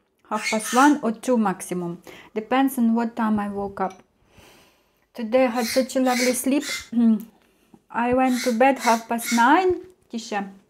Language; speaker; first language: English; non-native, fluent; Russian